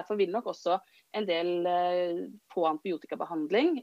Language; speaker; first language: Norwegian; native; Norwegian